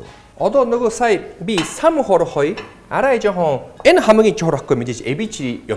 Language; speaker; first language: Mongolian; non-native, fluent; Japanese